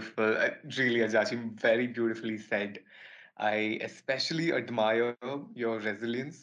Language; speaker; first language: English; non-native, local second language; Kannada